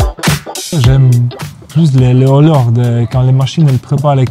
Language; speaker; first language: French; non-native, fluent; Polish